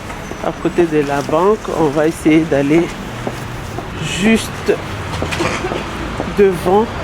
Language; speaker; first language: French; non-native, local second language; Lingala